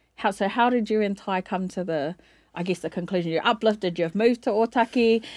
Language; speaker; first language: English; native; English